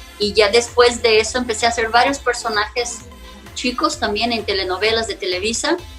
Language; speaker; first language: Spanish; non-native, fluent; Portuguese